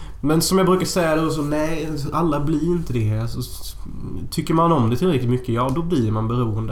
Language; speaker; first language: Swedish; native; Swedish